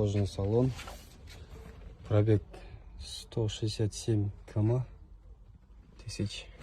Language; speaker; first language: Russian; non-native, local second language; Kazakh